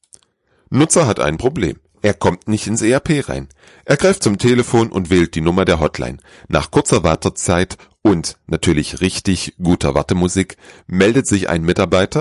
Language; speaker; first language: German; native; German